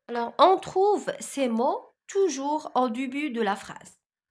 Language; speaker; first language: French; non-native, local second language; Arabic